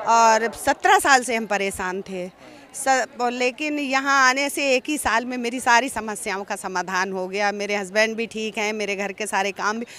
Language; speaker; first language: Hindi; native; Hindi